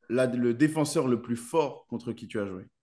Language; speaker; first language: French; native; French